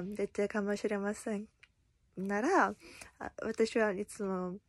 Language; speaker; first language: Japanese; non-native, learner; English